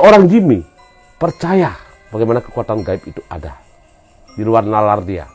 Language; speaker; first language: Indonesian; native; Indonesian